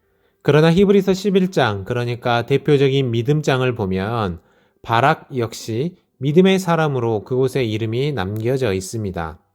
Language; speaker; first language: Korean; native; Korean